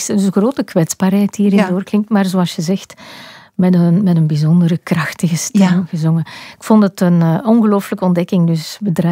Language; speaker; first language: Dutch; native; Dutch